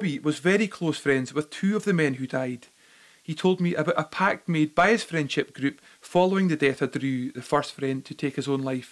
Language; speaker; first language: English; native; English